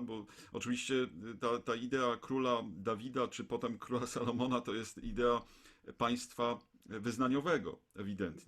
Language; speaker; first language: Polish; native; Polish